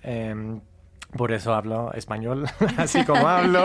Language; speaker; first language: Spanish; non-native, fluent; English